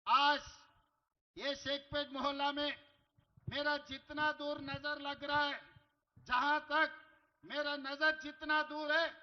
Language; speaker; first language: Hindi; non-native, local second language; Telugu